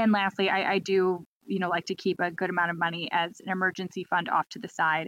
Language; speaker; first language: English; native; English